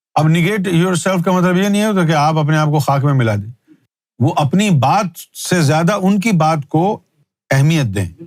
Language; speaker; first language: Urdu; native; Urdu